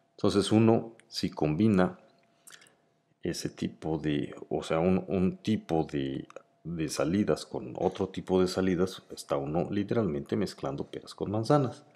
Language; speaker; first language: Spanish; native; Spanish